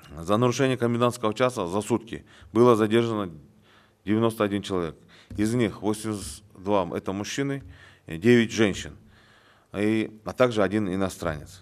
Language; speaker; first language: Russian; non-native, local second language; Kyrgyz